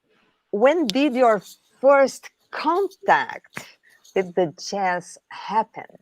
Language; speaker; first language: English; non-native, learner; Portuguese